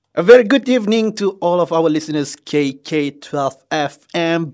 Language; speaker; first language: English; non-native, local second language; Malay